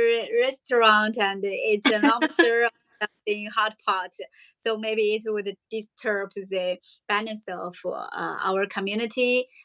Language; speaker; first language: English; non-native, learner; Chinese